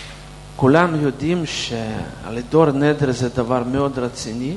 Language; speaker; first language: Hebrew; non-native, fluent; Russian